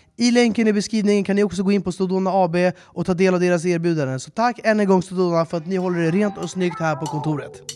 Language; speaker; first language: Swedish; native; Swedish